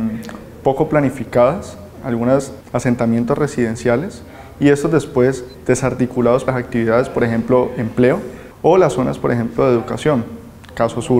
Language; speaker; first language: Spanish; native; Spanish